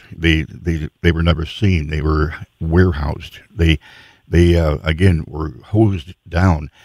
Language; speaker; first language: English; native; English